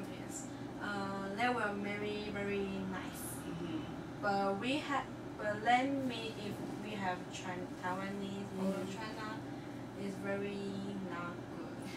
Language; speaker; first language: English; non-native, learner; Chinese